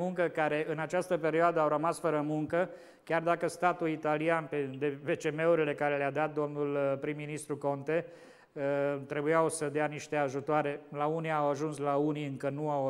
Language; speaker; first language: Romanian; native; Romanian